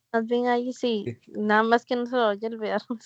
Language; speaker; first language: Spanish; native; Spanish